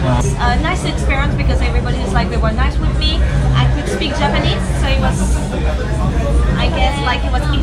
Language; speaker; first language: English; non-native, fluent; German